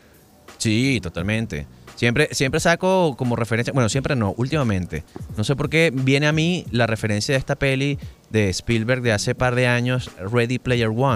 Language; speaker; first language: Spanish; native; Spanish